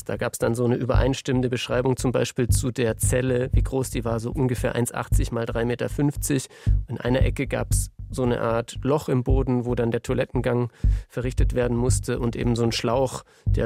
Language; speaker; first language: German; native; German